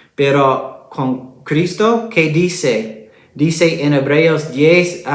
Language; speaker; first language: Spanish; non-native, fluent; English